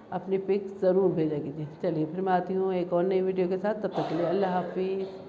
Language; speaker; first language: Hindi; native; Hindi